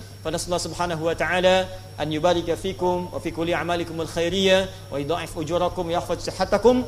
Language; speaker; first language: Arabic; non-native, fluent; Indonesian